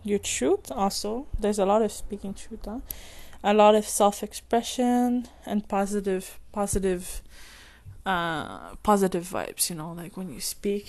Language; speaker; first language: English; non-native, fluent; French